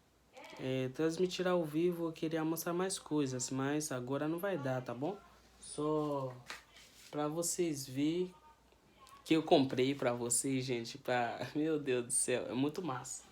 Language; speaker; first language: Portuguese; non-native, learner; Haitian Creole